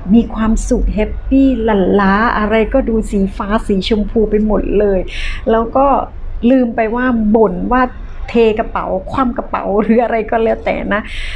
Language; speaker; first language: Thai; native; Thai